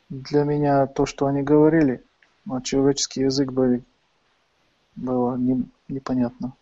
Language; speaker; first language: Russian; non-native, fluent; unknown